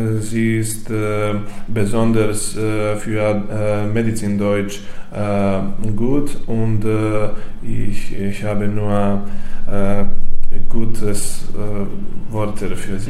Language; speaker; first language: German; non-native, learner; Serbian